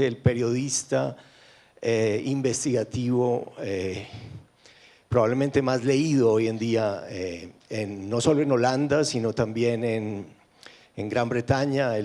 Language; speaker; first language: Spanish; native; Spanish